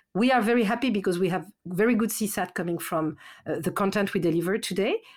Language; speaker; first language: English; non-native, fluent; French